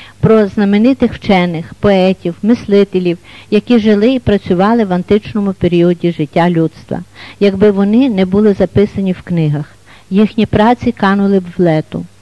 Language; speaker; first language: Ukrainian; native; Ukrainian